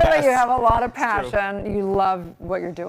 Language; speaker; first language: English; native; English